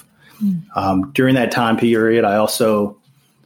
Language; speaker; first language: English; native; English